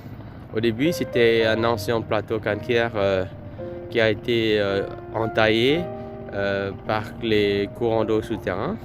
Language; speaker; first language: French; non-native, fluent; Vietnamese